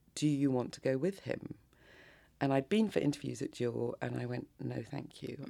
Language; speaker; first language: English; native; English